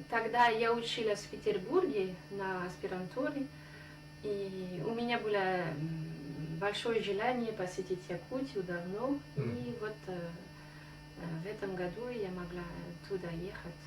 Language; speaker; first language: Russian; non-native, fluent; French